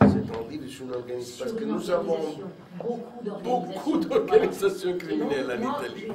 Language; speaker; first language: French; non-native, fluent; Italian